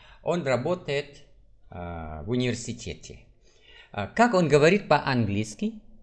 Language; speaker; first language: Russian; non-native, fluent; Vietnamese